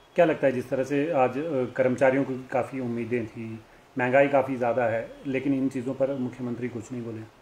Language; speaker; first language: Hindi; native; Hindi